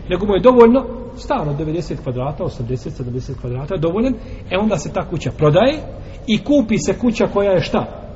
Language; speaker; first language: Bosnian; native; Bosnian